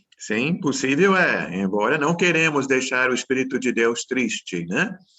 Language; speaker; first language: Portuguese; non-native, fluent; English